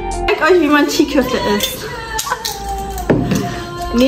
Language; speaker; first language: German; early bilingual, other home language; Turkish